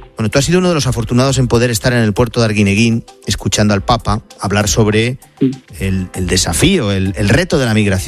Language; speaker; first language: Spanish; native; Spanish